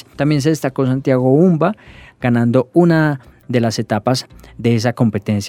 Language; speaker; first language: Spanish; native; Spanish